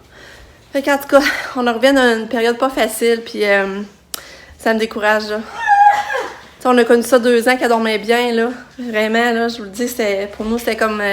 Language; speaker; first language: French; native; French